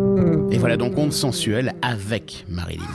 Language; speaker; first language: French; native; French